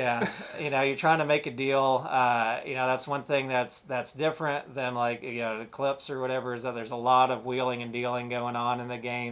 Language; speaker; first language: English; native; English